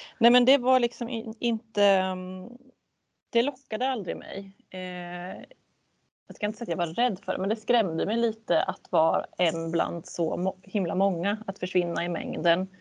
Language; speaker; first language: Swedish; native; Swedish